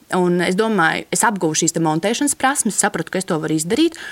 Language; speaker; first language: Latvian; native; Latvian